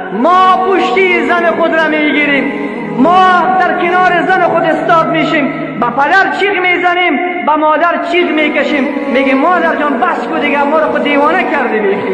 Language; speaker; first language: Persian; native; Persian